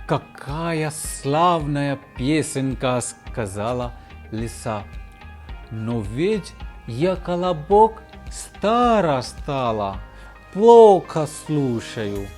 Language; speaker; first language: Russian; non-native, fluent; Hindi